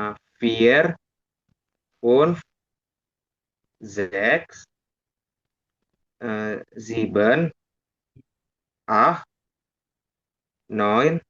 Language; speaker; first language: German; non-native, learner; Indonesian